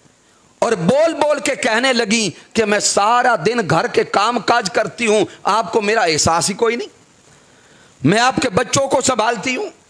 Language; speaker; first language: Urdu; native; Urdu